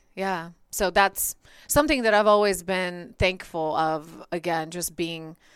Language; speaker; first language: English; early bilingual, other home language; Bulgarian